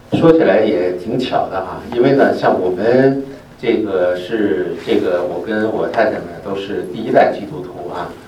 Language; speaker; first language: Chinese; native; Chinese